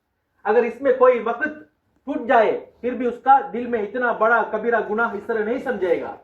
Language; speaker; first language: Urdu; non-native, local second language; Tamil